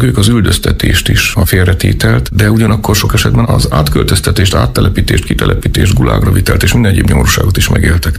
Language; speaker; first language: Hungarian; native; Hungarian